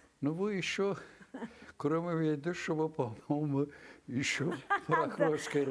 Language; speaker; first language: Russian; non-native, local second language; Azerbaijani